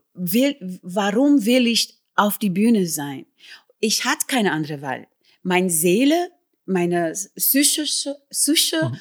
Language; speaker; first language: German; non-native, fluent; English